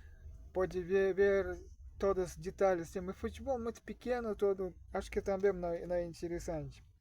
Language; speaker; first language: Portuguese; non-native, learner; Russian